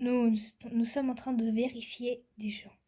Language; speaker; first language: French; native; French